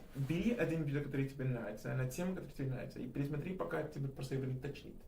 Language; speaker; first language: Russian; non-native, fluent; English